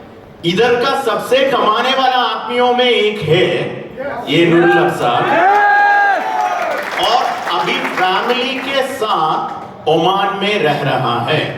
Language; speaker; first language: Hindi; non-native, learner; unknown